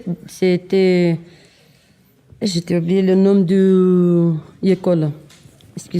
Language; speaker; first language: French; non-native, learner; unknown